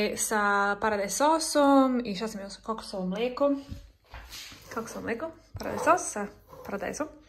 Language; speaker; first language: Serbian; early bilingual, heritage; Serbian